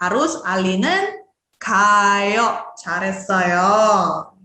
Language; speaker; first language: Korean; non-native, fluent; Indonesian